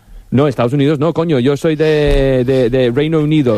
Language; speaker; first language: Spanish; non-native, fluent; English